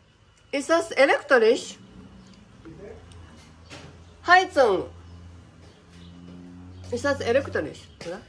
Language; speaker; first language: German; non-native, learner; Japanese